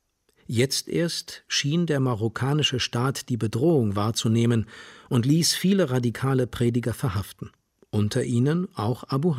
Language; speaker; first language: German; native; German